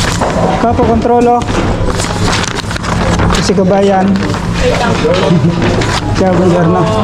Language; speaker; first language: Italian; non-native, learner; Filipino